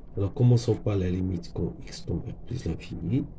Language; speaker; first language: French; non-native, local second language; Arabic